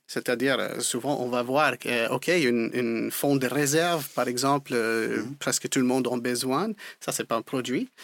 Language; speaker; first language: French; non-native, fluent; Spanish